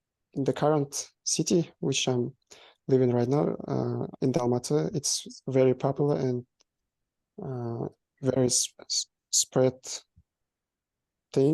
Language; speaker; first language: English; non-native, learner; Kazakh